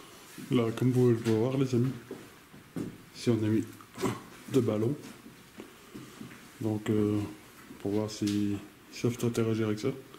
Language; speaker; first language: French; native; French